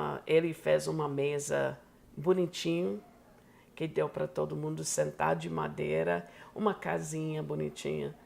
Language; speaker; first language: Portuguese; non-native, fluent; English